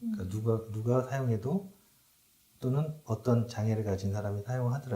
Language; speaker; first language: Korean; native; Korean